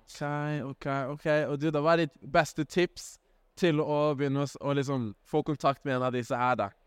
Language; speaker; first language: Norwegian; native; Norwegian